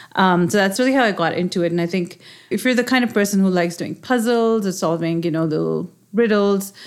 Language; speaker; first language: English; non-native, local second language; Urdu